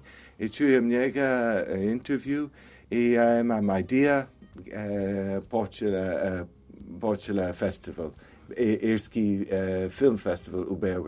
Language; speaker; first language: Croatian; non-native, learner; English